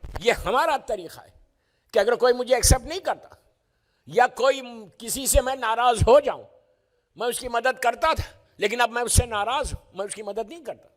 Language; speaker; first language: Urdu; native; Urdu